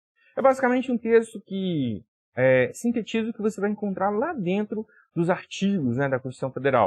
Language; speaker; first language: Portuguese; native; Portuguese